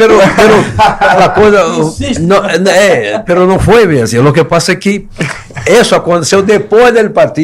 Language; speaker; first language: Spanish; non-native, learner; Portuguese